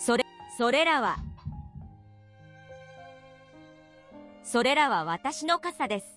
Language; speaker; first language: Japanese; non-native, learner; English